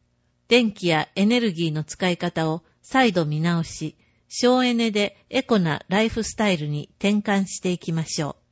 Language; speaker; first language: Japanese; native; Japanese